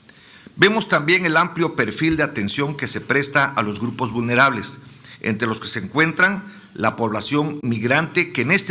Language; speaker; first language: Spanish; native; Spanish